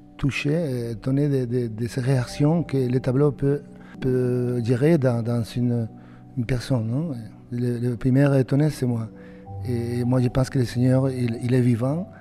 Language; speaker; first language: French; non-native, fluent; Spanish